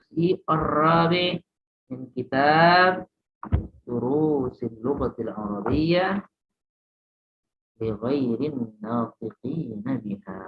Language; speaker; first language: Arabic; non-native, fluent; Indonesian